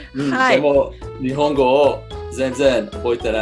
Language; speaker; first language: Japanese; non-native, learner; English